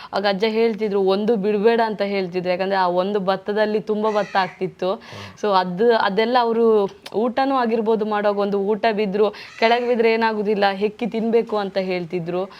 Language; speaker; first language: Kannada; non-native, local second language; Tulu